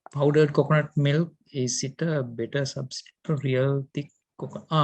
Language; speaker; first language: English; non-native, local second language; Sinhala